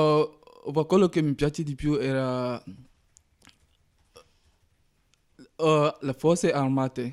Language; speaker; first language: Italian; non-native, learner; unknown